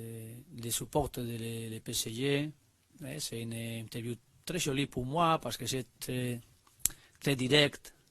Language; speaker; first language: French; non-native, learner; Spanish